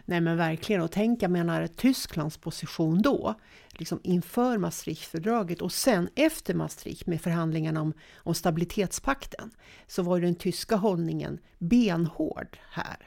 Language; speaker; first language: Swedish; native; Swedish